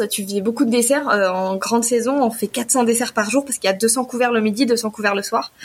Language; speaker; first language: French; native; French